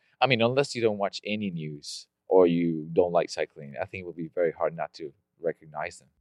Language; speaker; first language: English; non-native, fluent; Spanish